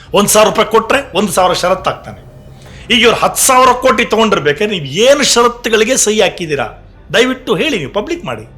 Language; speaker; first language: Kannada; native; Kannada